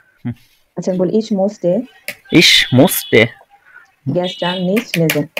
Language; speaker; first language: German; non-native, learner; Bangla